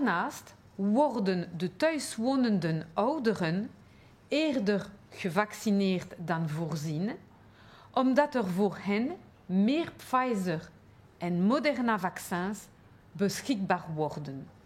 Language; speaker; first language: Dutch; non-native, local second language; French